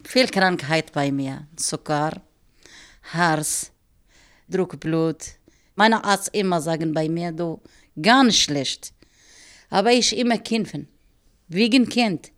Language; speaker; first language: German; non-native, learner; Arabic